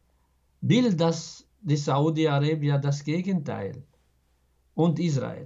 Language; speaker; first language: German; non-native, fluent; Arabic